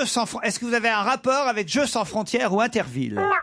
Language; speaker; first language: French; native; French